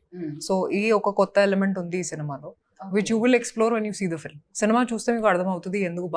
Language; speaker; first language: Telugu; non-native, fluent; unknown